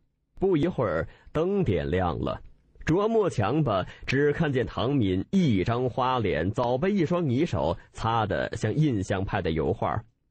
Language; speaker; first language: Chinese; native; Chinese